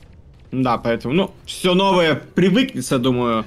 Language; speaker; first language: Russian; native; Russian